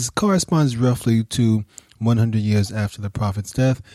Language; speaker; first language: English; native; English